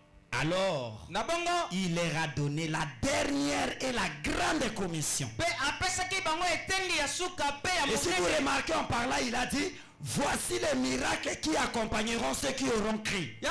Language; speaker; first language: French; non-native, local second language; Lingala